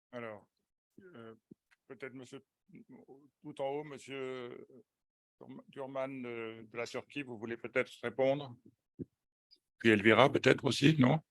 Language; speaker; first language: French; native; French